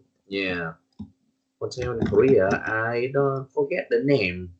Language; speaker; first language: English; non-native, learner; Vietnamese